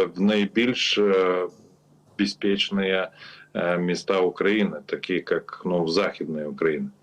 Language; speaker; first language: Ukrainian; non-native, learner; Lithuanian